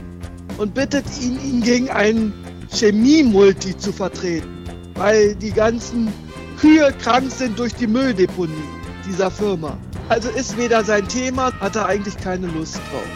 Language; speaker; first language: German; native; German